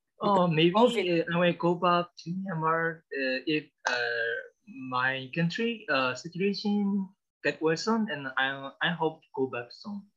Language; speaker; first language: English; non-native, learner; Burmese